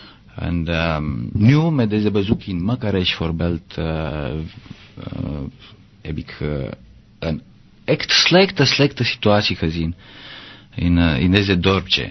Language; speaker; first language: Dutch; non-native, learner; Romanian